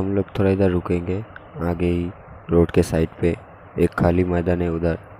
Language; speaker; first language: Hindi; non-native, local second language; Bangla